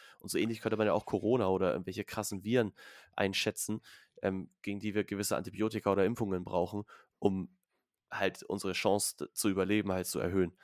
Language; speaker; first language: German; native; German